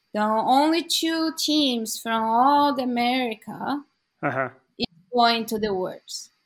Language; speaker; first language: English; non-native, learner; Portuguese